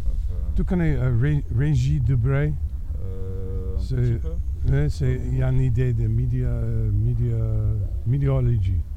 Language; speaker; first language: French; non-native, fluent; English